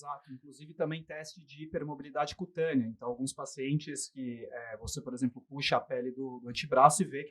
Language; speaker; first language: Portuguese; native; Portuguese